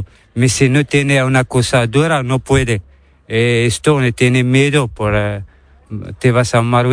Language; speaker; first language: Spanish; non-native, learner; Arabic